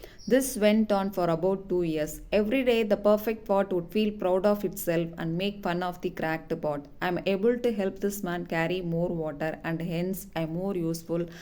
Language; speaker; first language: English; non-native, local second language; Tamil